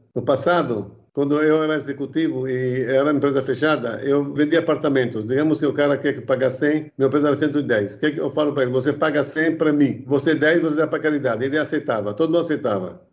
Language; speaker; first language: Portuguese; early bilingual, other home language; Arabic